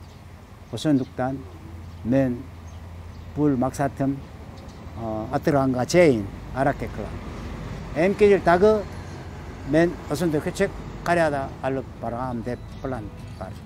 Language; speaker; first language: Kyrgyz; non-native, learner; Korean